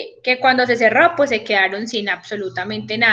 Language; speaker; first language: Spanish; native; Spanish